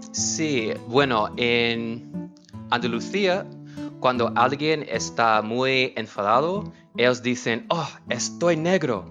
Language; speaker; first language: Spanish; non-native, learner; English